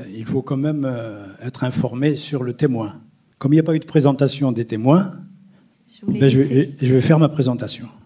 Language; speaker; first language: French; non-native, local second language; Arabic